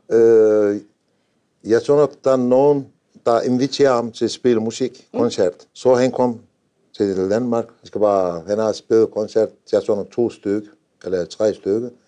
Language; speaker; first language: Danish; non-native, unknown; Turkish